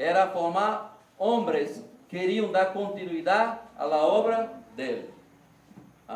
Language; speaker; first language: Spanish; non-native, learner; Portuguese